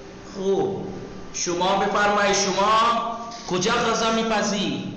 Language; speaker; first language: Persian; non-native, fluent; Urdu